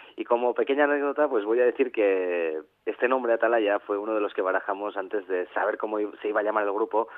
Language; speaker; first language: Spanish; native; Spanish